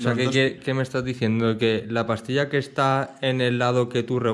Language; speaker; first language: Spanish; native; Spanish